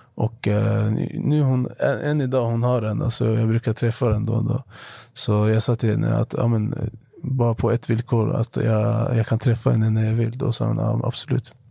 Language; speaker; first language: Swedish; non-native, fluent; Arabic